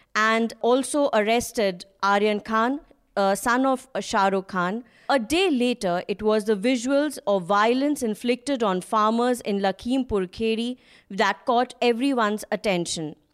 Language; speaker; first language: English; non-native, local second language; Hindi